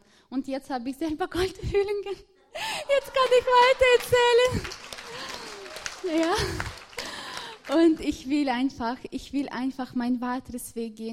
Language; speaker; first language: German; non-native, fluent; Russian